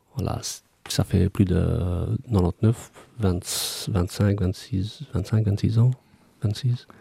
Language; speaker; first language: French; non-native, fluent; Albanian